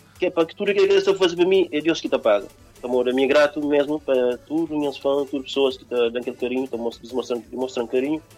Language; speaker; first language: Portuguese; non-native, local second language; Kabuverdianu